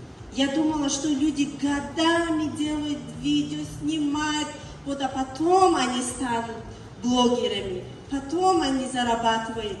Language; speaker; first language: Russian; non-native, learner; Tajik